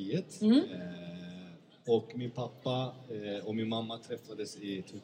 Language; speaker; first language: Swedish; early bilingual, other home language; Turkish